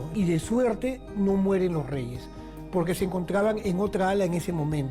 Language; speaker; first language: Spanish; native; Spanish